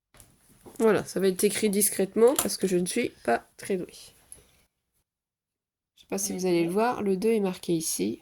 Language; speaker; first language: French; native; French